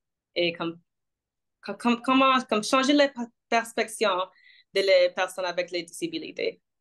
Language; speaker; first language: French; non-native, local second language; English